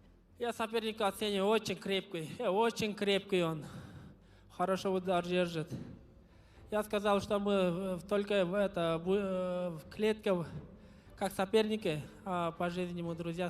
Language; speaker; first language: Russian; non-native, fluent; Kyrgyz